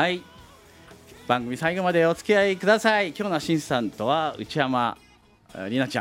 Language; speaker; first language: Japanese; native; Japanese